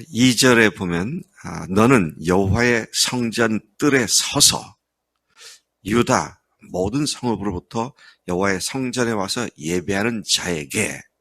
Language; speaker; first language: Korean; native; Korean